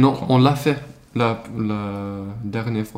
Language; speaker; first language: French; non-native, learner; Swedish